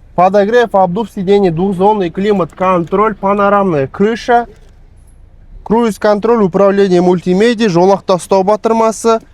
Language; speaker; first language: Russian; non-native, local second language; Kazakh